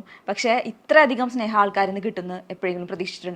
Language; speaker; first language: Malayalam; native; Malayalam